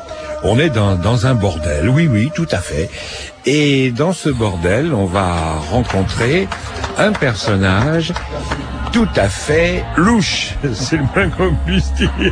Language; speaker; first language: French; native; French